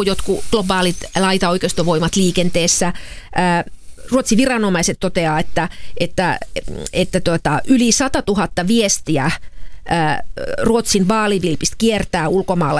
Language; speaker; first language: Finnish; native; Finnish